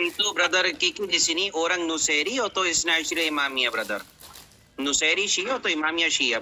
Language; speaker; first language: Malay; non-native, learner; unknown